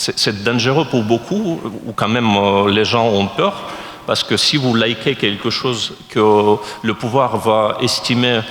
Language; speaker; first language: French; non-native, fluent; Russian